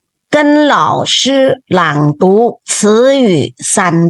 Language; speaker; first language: Chinese; non-native, fluent; Indonesian